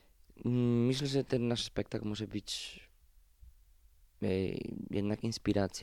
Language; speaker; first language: Polish; non-native, fluent; Spanish